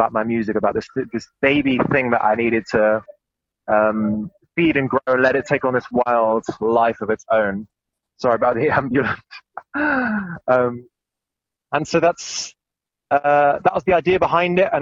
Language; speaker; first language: English; native; English